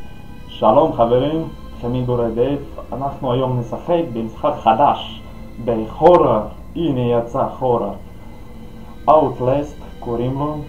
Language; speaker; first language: Hebrew; non-native, fluent; Russian